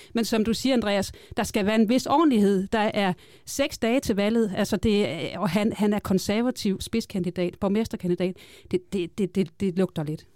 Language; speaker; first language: Danish; native; Danish